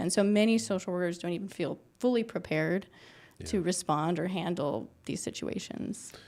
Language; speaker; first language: English; native; English